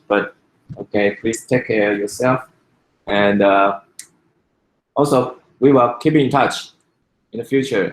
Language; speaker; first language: English; non-native, fluent; Chinese